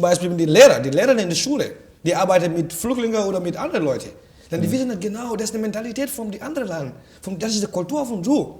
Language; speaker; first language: German; non-native, fluent; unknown